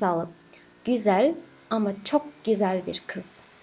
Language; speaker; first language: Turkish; non-native, fluent; Kazakh